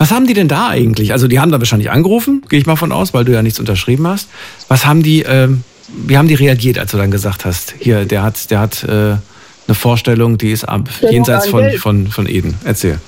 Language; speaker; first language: German; native; German